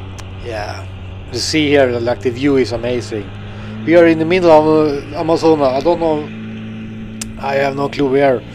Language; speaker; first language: English; non-native, fluent; Swedish